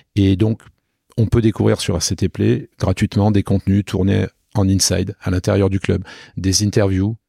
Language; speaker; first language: French; native; French